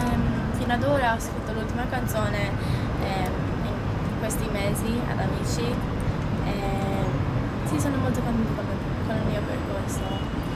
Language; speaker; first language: Italian; non-native, fluent; Maltese